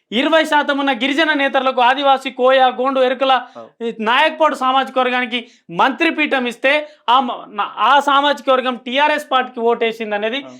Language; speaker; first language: Telugu; non-native, local second language; Lambadi